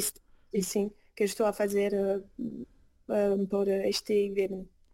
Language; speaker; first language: Portuguese; early bilingual, heritage; French